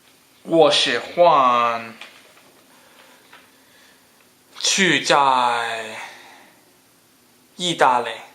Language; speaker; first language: Chinese; non-native, learner; Cantonese